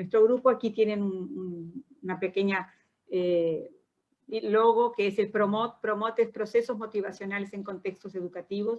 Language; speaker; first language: Spanish; non-native, fluent; Portuguese